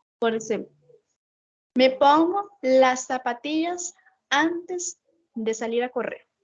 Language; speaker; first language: Spanish; non-native, learner; Portuguese